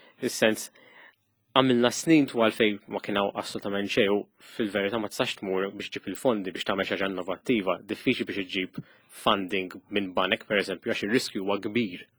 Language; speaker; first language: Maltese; native; Maltese